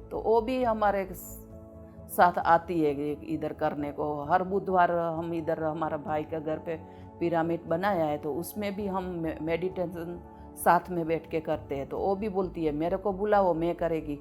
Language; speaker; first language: Hindi; non-native, local second language; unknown